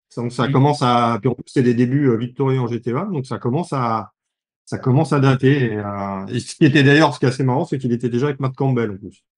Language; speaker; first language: French; native; French